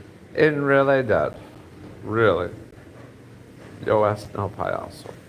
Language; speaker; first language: Spanish; non-native, learner; English